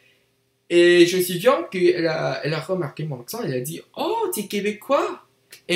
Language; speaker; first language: French; non-native, learner; English